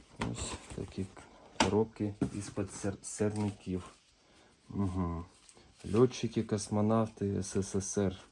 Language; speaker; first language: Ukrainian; non-native, local second language; Russian